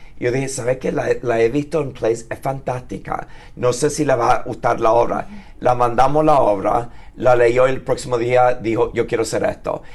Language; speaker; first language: Spanish; early bilingual, heritage; Spanish